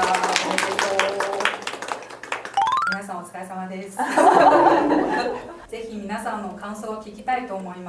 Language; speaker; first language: Japanese; non-native, fluent; Chinese